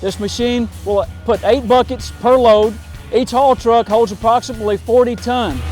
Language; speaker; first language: English; native; English